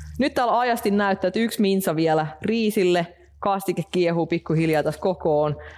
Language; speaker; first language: Finnish; non-native, fluent; Russian